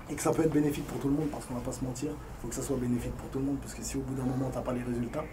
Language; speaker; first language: French; native; French